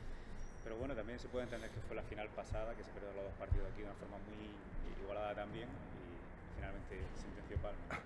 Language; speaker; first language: Spanish; native; Spanish